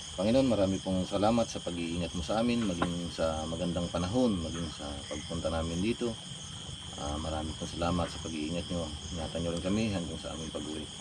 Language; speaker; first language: Filipino; non-native, local second language; Waray